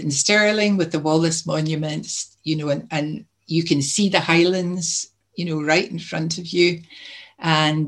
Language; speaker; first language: English; native; English